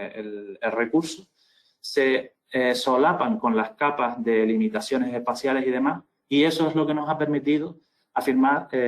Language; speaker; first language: Spanish; native; Spanish